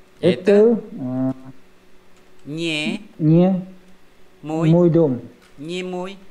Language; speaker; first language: Russian; non-native, learner; Vietnamese